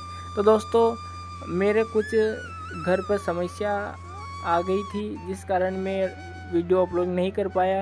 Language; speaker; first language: Hindi; native; Hindi